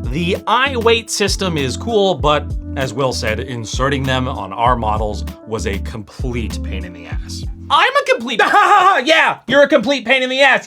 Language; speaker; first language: English; native; English